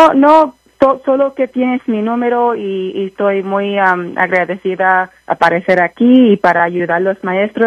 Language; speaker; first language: Spanish; early bilingual, heritage; Spanish